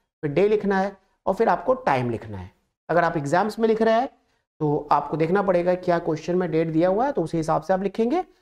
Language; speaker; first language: Hindi; native; Hindi